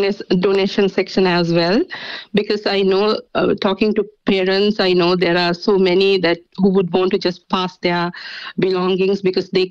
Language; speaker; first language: English; non-native, local second language; Sinhala